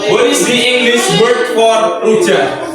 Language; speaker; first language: English; non-native, fluent; Indonesian